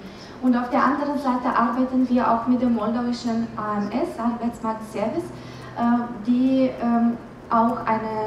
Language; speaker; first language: German; non-native, fluent; Romanian